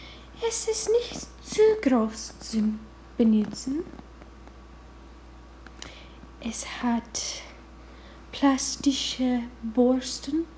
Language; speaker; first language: German; non-native, learner; English